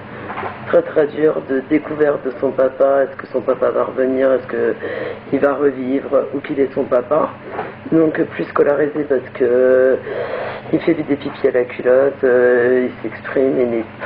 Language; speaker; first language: French; native; French